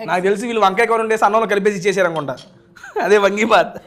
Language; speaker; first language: Telugu; native; Telugu